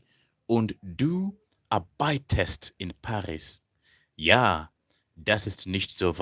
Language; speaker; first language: German; non-native, fluent; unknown